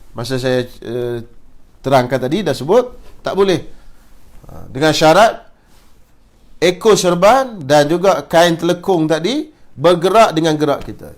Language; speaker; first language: Malay; native; Malay